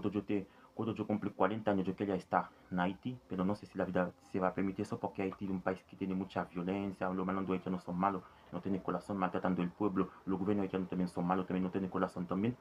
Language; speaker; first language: Spanish; non-native, learner; Haitian Creole